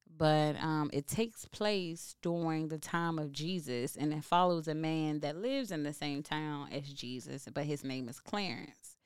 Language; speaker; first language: English; native; English